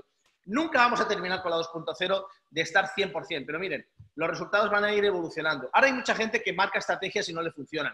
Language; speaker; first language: Spanish; native; Spanish